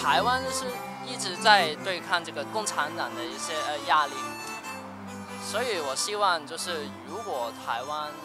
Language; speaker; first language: Chinese; non-native, local second language; Cantonese